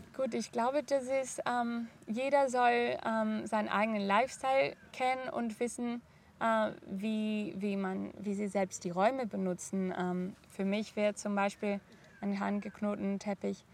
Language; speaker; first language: German; non-native, fluent; Spanish